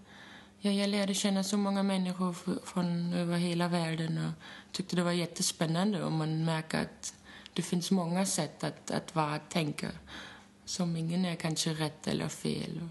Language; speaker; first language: Swedish; non-native, fluent; German